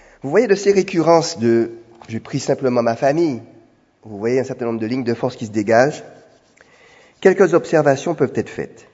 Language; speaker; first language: French; native; French